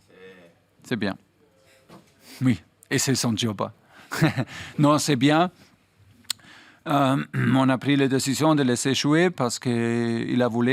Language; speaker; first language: French; non-native, fluent; German